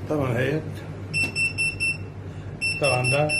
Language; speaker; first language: Arabic; native; Arabic